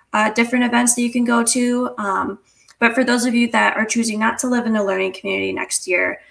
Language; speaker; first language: English; native; English